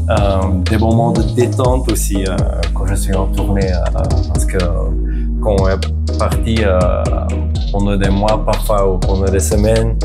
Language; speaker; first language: French; non-native, fluent; Dutch